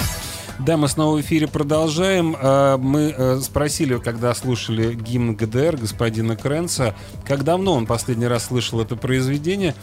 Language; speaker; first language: Russian; native; Russian